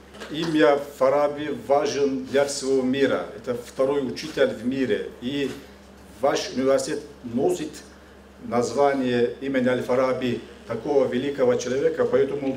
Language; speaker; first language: Russian; non-native, fluent; Turkish